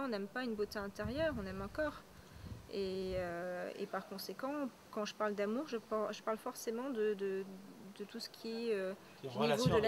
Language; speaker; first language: French; native; French